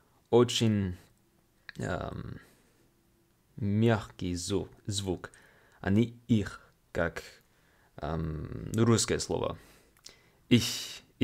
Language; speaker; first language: Russian; non-native, fluent; English